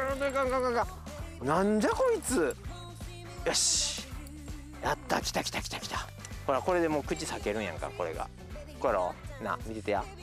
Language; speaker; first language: Japanese; native; Japanese